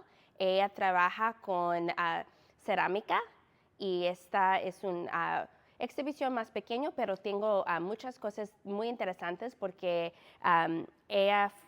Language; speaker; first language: Spanish; non-native, fluent; English